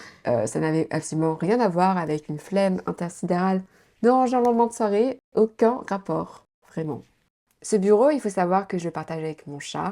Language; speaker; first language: French; native; French